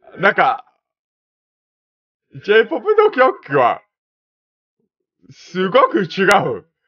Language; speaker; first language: Japanese; non-native, learner; English